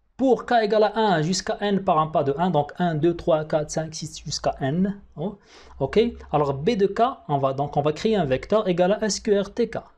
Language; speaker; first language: French; non-native, local second language; Arabic